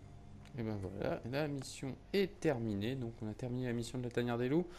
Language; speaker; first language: French; native; French